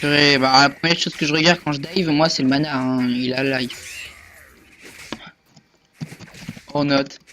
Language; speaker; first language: French; native; French